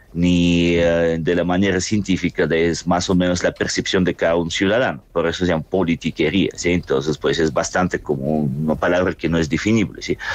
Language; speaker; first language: Spanish; non-native, fluent; Russian